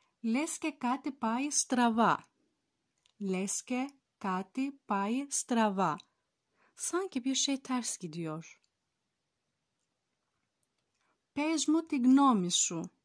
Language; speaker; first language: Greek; non-native, fluent; Turkish